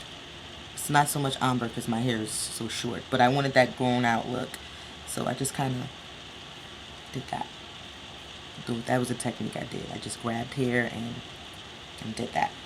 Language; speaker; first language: English; native; English